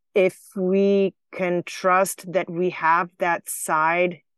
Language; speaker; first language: English; non-native, fluent; Slovenian